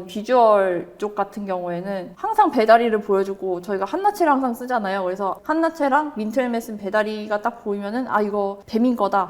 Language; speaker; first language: Korean; native; Korean